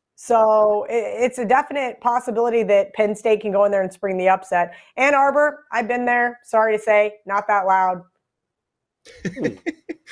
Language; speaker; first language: English; native; English